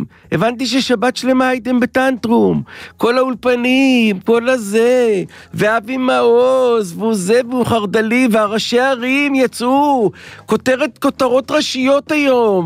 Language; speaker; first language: Hebrew; native; Hebrew